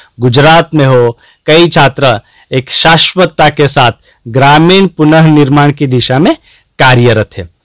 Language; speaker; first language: Hindi; non-native, local second language; Gujarati